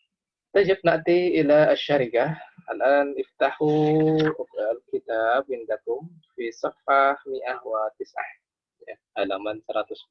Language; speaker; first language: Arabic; non-native, fluent; Indonesian